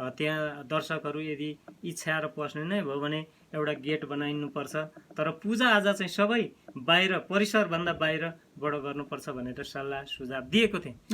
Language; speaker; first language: Nepali; non-native, local second language; Limbu